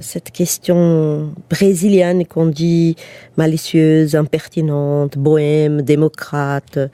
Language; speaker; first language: French; non-native, fluent; Portuguese